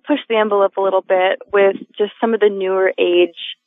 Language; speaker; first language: English; native; English